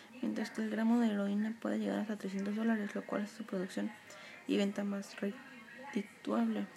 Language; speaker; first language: Spanish; native; Spanish